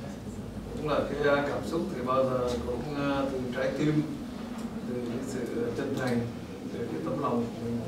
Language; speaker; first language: Vietnamese; native; Vietnamese